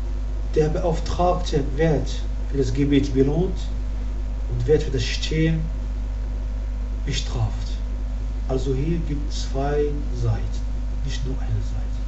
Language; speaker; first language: German; non-native, learner; Arabic